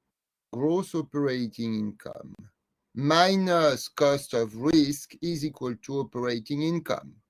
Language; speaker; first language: English; non-native, fluent; French